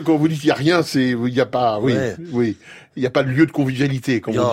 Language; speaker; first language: French; native; French